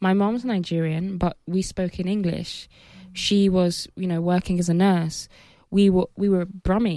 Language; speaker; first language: English; native; English